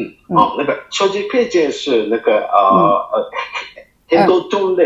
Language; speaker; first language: Chinese; non-native, fluent; Japanese